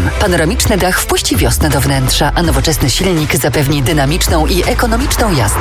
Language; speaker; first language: Polish; native; Polish